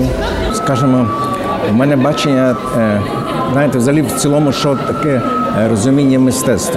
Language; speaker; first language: Ukrainian; native; Ukrainian